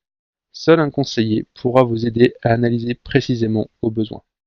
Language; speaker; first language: French; native; French